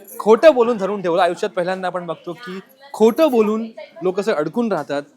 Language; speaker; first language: Marathi; non-native, local second language; Gujarati